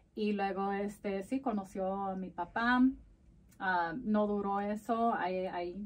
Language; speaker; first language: English; early bilingual, other home language; Spanish